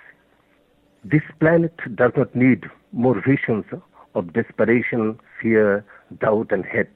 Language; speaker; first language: English; non-native, local second language; Bangla